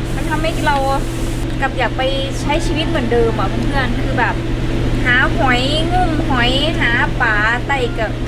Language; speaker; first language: Thai; native; Thai